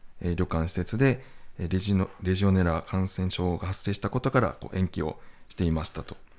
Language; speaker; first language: Japanese; native; Japanese